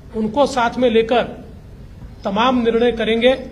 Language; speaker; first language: Hindi; non-native, local second language; Marathi